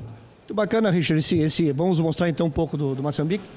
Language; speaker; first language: Portuguese; native; Portuguese